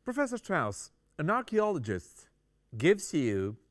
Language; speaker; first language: English; non-native, fluent; Romanian